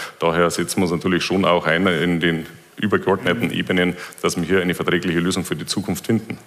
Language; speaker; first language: German; native; German